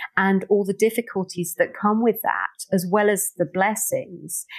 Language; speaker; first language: English; native; English